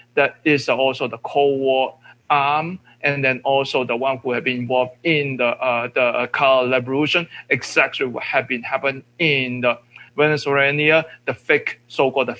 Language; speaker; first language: English; non-native, local second language; Cantonese